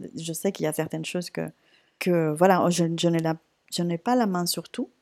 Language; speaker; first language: French; non-native, fluent; Spanish